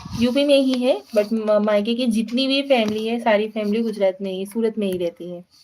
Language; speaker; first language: Hindi; native; Hindi